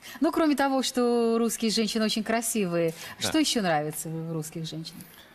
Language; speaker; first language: Russian; native; Russian